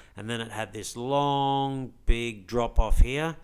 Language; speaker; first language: English; native; English